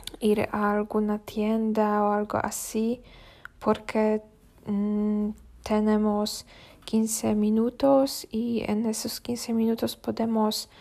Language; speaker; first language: Spanish; non-native, learner; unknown